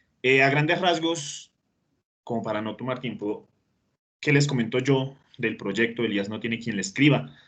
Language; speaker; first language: Spanish; native; Spanish